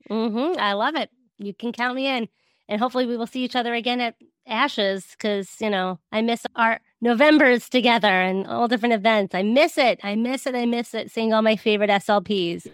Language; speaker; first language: English; native; English